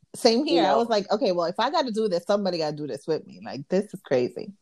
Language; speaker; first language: English; early bilingual, other home language; Spanish